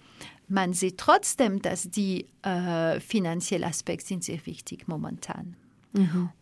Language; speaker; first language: German; non-native, learner; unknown